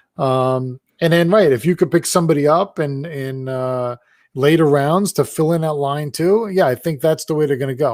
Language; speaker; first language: English; native; English